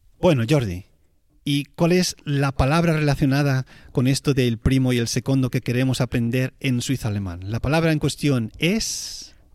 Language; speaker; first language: Spanish; native; Spanish